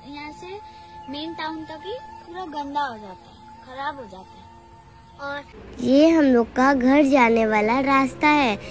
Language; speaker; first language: Hindi; non-native, local second language; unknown